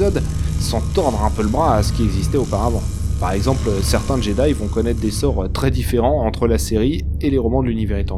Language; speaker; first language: French; native; French